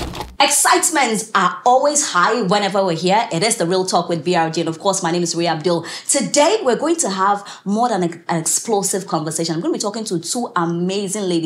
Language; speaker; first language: English; native; English